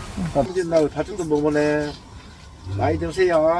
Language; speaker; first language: Korean; native; Korean